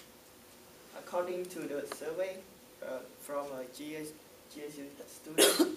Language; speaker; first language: English; non-native, learner; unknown